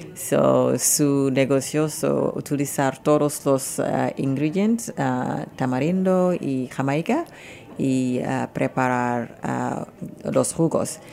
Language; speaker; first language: Spanish; non-native, learner; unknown